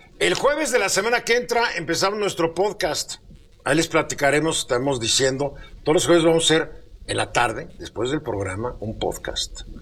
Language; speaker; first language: Spanish; native; Spanish